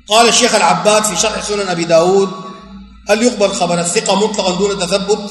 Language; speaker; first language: Arabic; native; Arabic